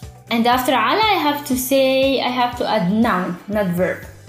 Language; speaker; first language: English; non-native, fluent; Arabic